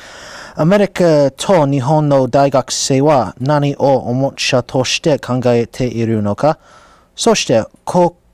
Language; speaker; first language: Japanese; non-native, learner; English